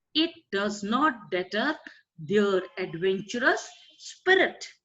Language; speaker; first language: English; non-native, local second language; Punjabi